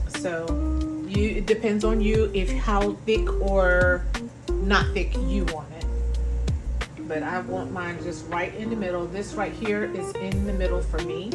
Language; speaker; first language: English; native; English